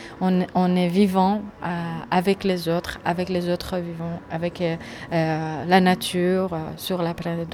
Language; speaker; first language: French; non-native, fluent; Persian